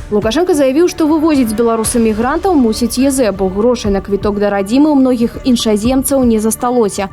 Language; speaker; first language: Belarusian; native; Belarusian